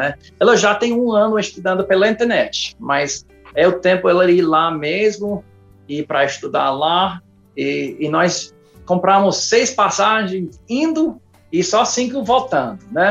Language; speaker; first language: Portuguese; non-native, fluent; English